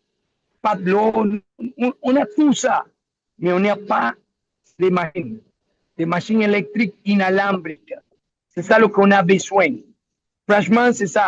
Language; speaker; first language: French; non-native, learner; Spanish